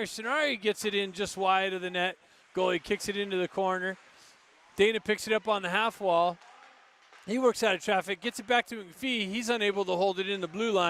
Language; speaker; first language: English; native; English